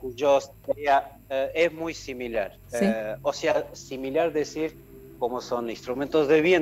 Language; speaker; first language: Spanish; non-native, fluent; Armenian